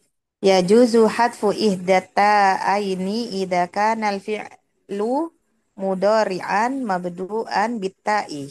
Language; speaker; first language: Arabic; non-native, learner; Indonesian